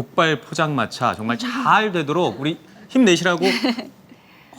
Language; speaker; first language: Korean; native; Korean